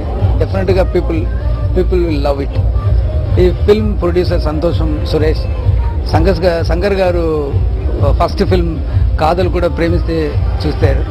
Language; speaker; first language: Telugu; non-native, learner; Tamil